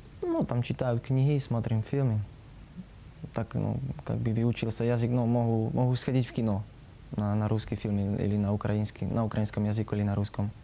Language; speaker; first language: Russian; non-native, learner; Slovak